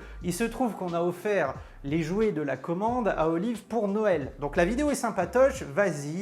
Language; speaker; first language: French; native; French